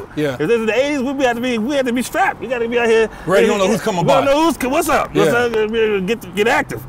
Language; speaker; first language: English; native; English